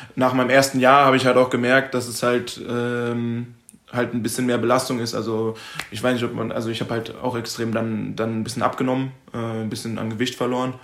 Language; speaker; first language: German; native; German